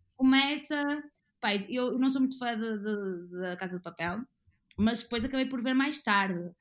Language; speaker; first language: Portuguese; native; Portuguese